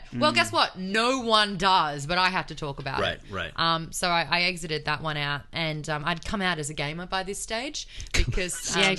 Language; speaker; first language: English; native; English